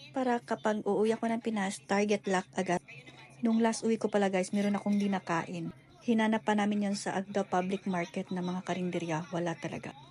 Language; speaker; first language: Filipino; native; Filipino